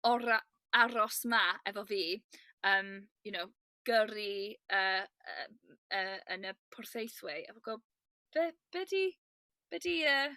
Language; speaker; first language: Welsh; non-native, learner; English